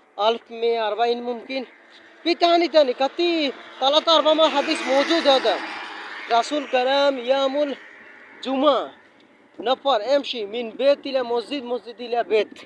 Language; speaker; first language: Arabic; non-native, learner; Bangla